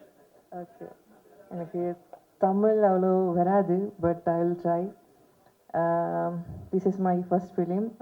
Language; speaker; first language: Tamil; non-native, learner; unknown